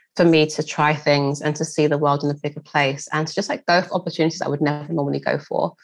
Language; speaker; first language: English; native; English